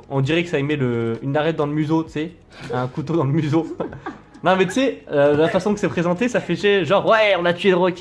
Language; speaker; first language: French; native; French